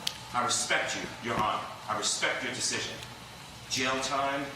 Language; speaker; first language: English; native; English